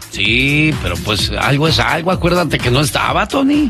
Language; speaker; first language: Spanish; native; Spanish